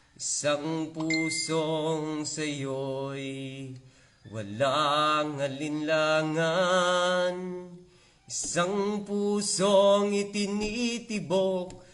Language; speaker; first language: Filipino; native; Filipino